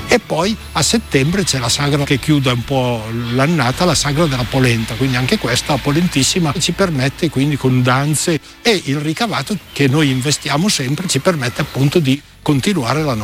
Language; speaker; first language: Italian; native; Italian